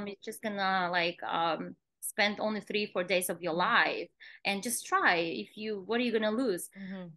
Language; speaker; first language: English; non-native, fluent; Kazakh